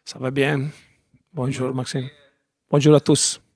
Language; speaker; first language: French; non-native, learner; Italian